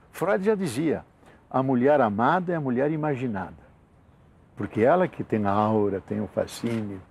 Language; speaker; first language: Portuguese; non-native, local second language; Italian